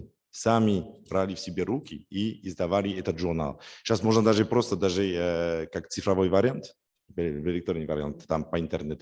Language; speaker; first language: Russian; non-native, fluent; French